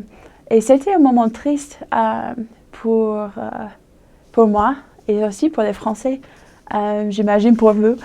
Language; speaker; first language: French; non-native, fluent; English